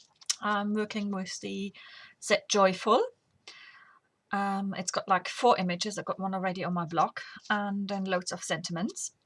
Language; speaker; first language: English; native; English